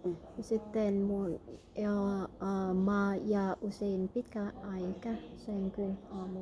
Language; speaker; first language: Finnish; non-native, learner; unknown